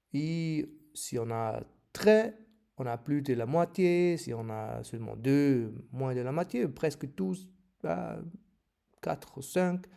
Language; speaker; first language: French; non-native, learner; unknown